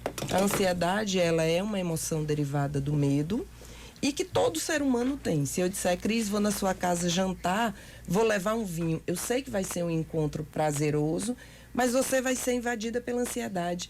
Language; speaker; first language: Portuguese; native; Portuguese